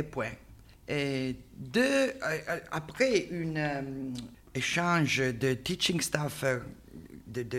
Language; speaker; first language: French; non-native, learner; Italian